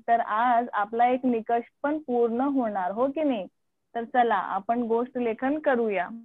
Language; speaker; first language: Marathi; non-native, local second language; Urdu